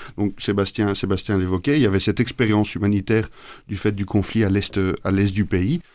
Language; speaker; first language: French; native; French